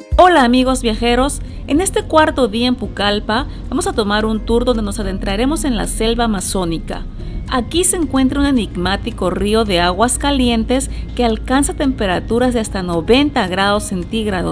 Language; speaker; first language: Spanish; native; Spanish